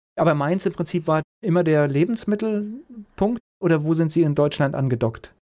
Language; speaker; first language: German; native; German